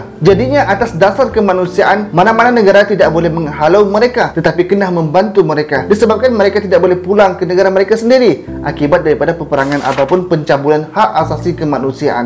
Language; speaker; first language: Malay; native; Malay